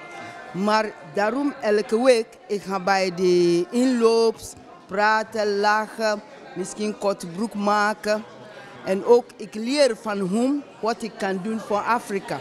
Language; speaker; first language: Dutch; non-native, learner; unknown